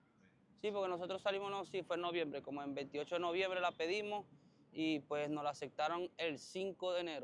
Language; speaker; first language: Spanish; native; Spanish